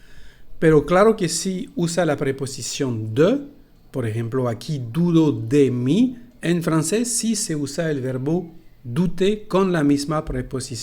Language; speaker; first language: Spanish; non-native, fluent; French